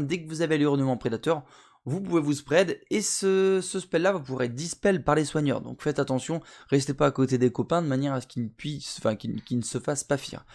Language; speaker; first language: French; native; French